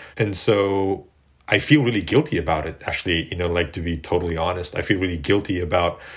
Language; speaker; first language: English; native; English